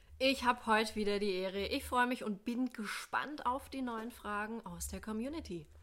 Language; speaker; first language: German; native; German